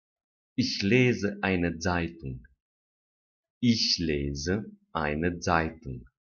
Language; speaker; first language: German; non-native, fluent; Romanian